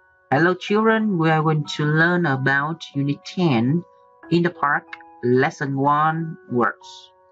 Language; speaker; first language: English; non-native, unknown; Vietnamese